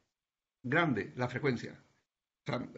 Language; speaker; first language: Spanish; native; Spanish